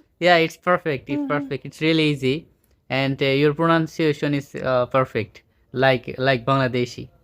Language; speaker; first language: English; non-native, fluent; Bangla